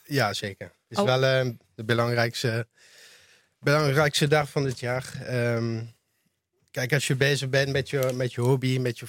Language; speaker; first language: Dutch; non-native, learner; French